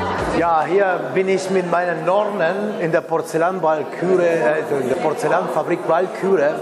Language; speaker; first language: German; non-native, fluent; Spanish